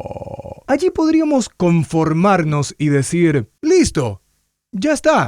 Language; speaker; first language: Spanish; native; Spanish